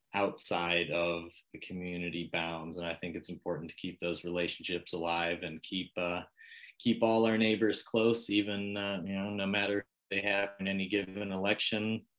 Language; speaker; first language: English; native; English